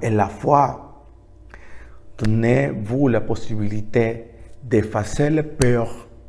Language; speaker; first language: French; non-native, learner; Spanish